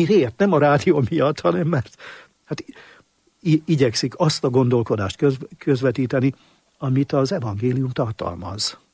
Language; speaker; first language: Hungarian; native; Hungarian